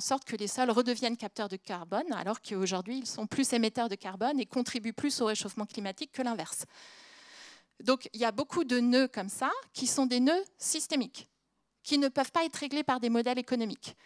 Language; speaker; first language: French; native; French